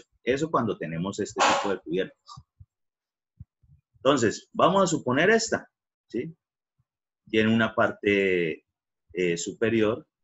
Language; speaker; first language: Spanish; native; Spanish